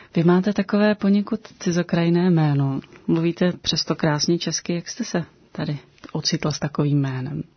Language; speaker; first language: Czech; native; Czech